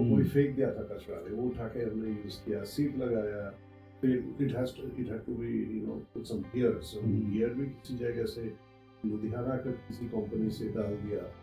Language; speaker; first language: Hindi; non-native, local second language; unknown